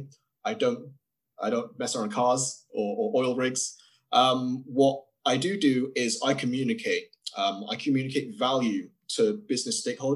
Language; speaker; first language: English; native; English